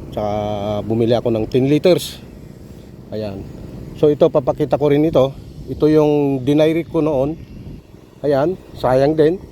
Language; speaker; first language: Filipino; non-native, local second language; Iloko